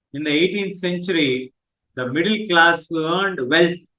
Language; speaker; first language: English; non-native, local second language; Telugu